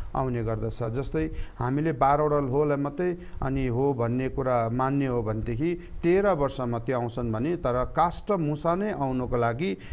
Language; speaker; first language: Nepali; non-native, local second language; Eastern Tamang